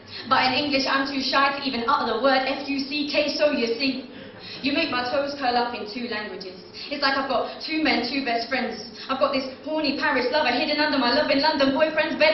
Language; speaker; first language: English; native; English